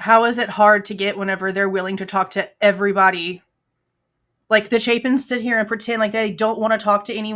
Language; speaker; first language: English; native; English